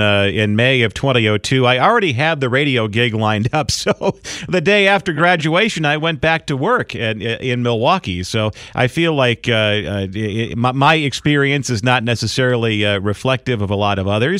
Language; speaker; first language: English; native; English